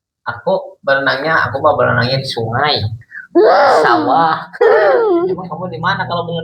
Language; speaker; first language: Indonesian; non-native, local second language; Sundanese